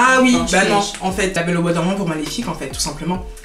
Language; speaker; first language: French; native; French